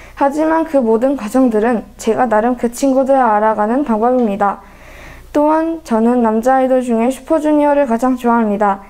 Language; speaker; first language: Korean; native; Korean